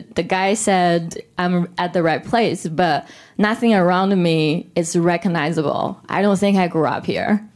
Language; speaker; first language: English; non-native, fluent; Korean